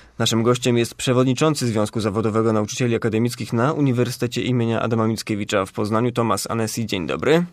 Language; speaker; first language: Polish; native; Polish